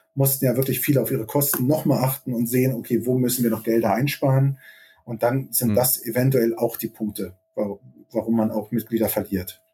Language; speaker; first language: German; native; German